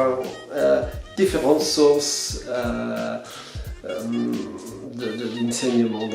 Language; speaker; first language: French; non-native, fluent; English